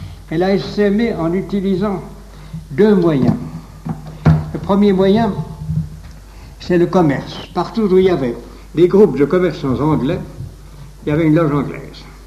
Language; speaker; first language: French; native; French